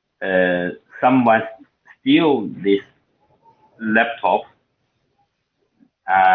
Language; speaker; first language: English; non-native, learner; Chinese